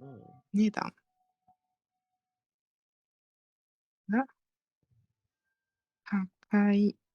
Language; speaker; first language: Japanese; non-native, fluent; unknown